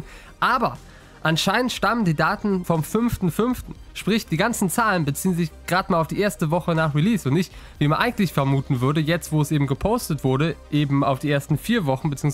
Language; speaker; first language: German; native; German